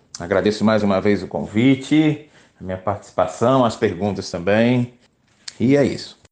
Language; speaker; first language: Portuguese; native; Portuguese